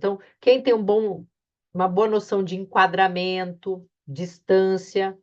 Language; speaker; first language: Portuguese; native; Portuguese